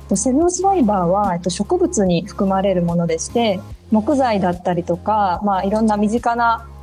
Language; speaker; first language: Japanese; native; Japanese